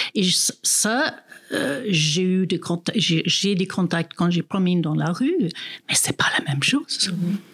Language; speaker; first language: French; non-native, fluent; English